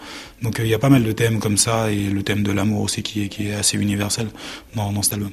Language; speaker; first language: French; early bilingual, other home language; Haitian Creole